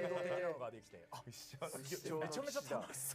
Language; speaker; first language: Japanese; native; Japanese